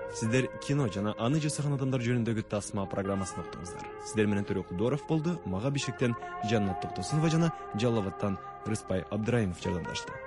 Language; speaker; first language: Kyrgyz; native; Kyrgyz